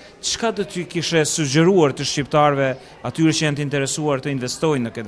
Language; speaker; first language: Albanian; native; Albanian